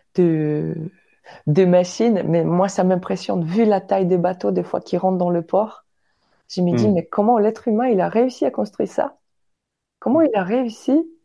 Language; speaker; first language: French; non-native, fluent; Polish